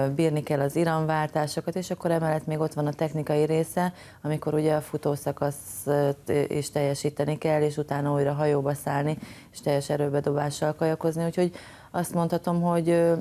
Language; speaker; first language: Hungarian; native; Hungarian